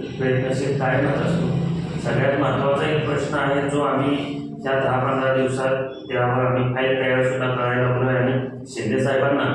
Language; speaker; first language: Marathi; native; Marathi